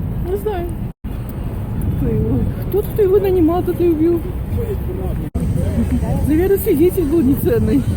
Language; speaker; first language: Russian; native; Russian